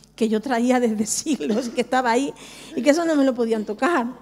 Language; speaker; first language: Spanish; native; Spanish